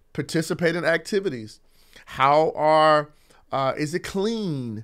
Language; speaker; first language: English; native; English